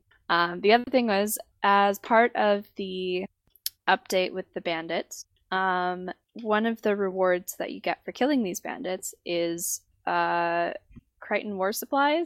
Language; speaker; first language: English; native; English